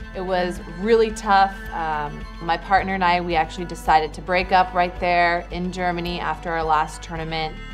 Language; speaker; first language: English; native; English